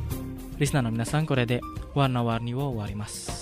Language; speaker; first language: Japanese; non-native, learner; Indonesian